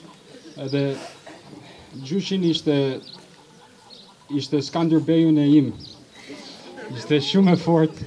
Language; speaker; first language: Albanian; early bilingual, heritage; Albanian